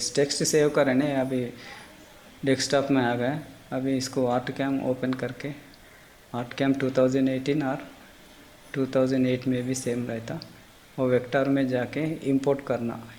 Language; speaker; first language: Hindi; non-native, local second language; Telugu